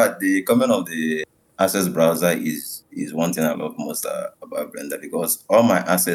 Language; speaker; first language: English; non-native, local second language; Igbo